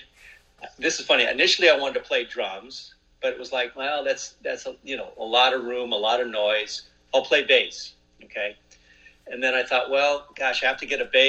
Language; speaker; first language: English; native; English